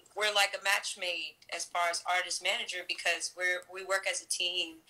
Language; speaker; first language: English; native; English